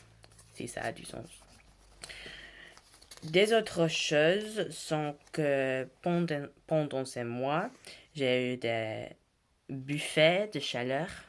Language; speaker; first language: French; non-native, learner; English